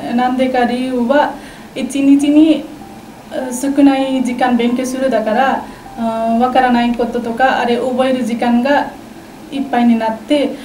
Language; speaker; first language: Japanese; non-native, learner; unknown